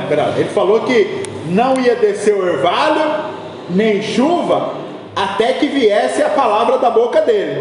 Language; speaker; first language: Portuguese; native; Portuguese